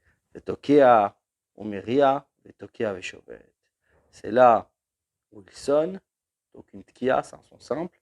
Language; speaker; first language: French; native; French